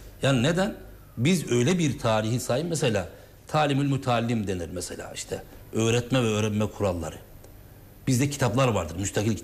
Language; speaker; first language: Turkish; native; Turkish